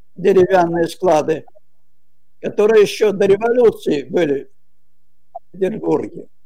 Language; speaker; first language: Russian; native; Russian